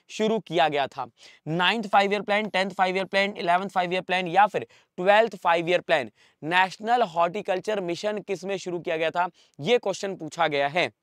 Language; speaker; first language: Hindi; native; Hindi